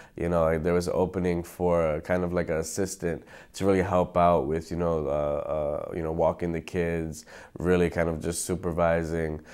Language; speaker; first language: English; native; English